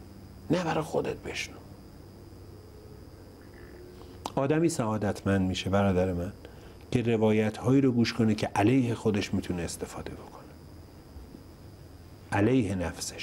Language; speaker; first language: Persian; native; Persian